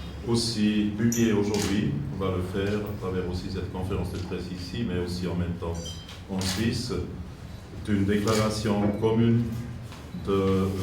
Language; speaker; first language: French; non-native, fluent; German